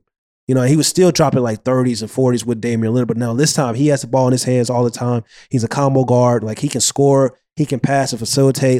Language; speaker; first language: English; native; English